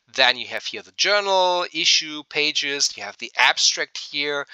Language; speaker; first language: English; non-native, fluent; German